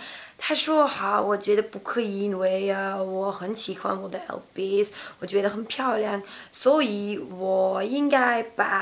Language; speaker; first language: Chinese; non-native, learner; Dutch